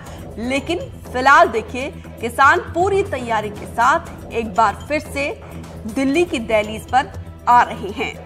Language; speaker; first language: Hindi; native; Hindi